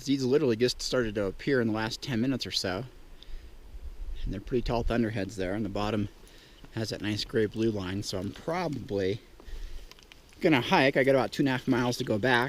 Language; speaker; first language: English; native; English